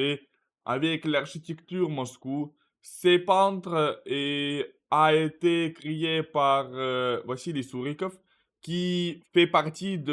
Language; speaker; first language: French; non-native, learner; Russian